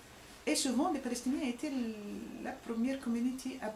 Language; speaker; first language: French; non-native, fluent; Arabic